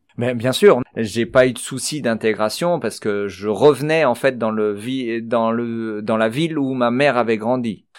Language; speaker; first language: French; early bilingual, other home language; Persian